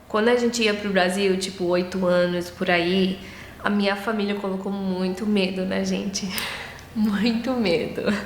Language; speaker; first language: Portuguese; early bilingual, heritage; English